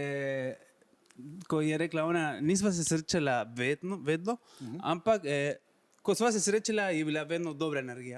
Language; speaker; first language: Slovenian; non-native, fluent; Spanish